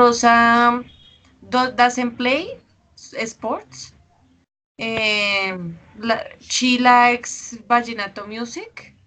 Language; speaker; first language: English; non-native, learner; Spanish